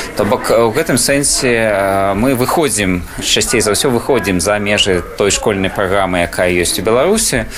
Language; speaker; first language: Belarusian; native; Belarusian